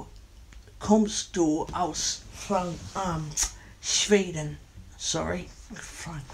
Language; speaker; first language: German; non-native, learner; English